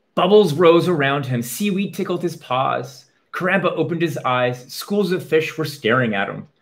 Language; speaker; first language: English; native; English